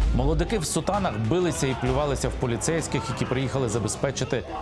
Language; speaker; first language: Ukrainian; native; Ukrainian